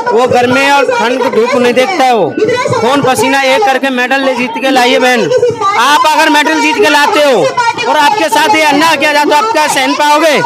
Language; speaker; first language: Hindi; native; Hindi